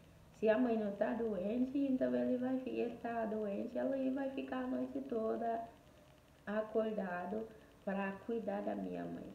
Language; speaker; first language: Portuguese; non-native, fluent; Haitian Creole